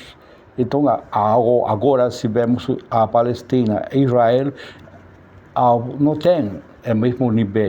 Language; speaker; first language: Portuguese; non-native, learner; Spanish